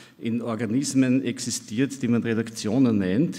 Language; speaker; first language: German; native; German